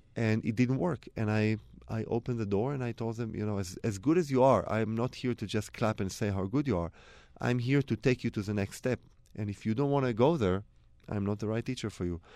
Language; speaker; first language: English; non-native, fluent; Hebrew